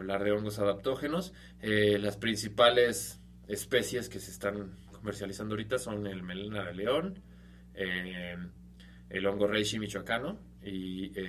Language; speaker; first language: Spanish; native; Spanish